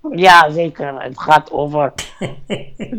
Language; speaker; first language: Dutch; non-native, learner; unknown